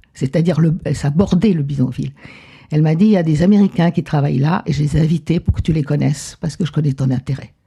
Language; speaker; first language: French; non-native, fluent; Spanish